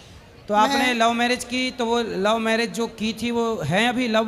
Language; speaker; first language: Hindi; native; Hindi